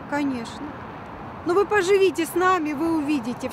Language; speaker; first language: Russian; native; Russian